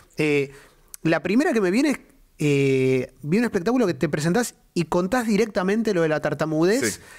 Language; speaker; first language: Spanish; native; Spanish